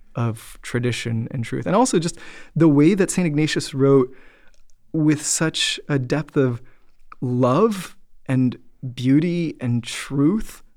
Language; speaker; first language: English; native; English